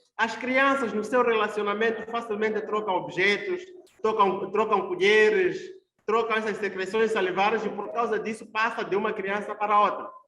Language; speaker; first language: Portuguese; non-native, local second language; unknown